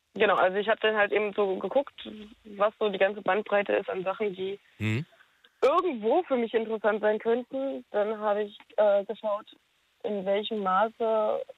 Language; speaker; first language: German; native; German